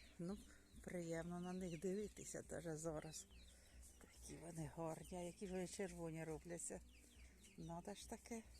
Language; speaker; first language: Ukrainian; native; Ukrainian